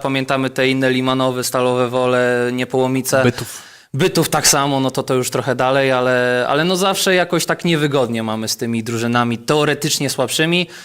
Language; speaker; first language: Polish; native; Polish